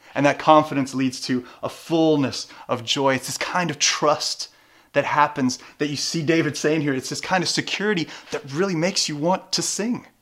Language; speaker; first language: English; native; English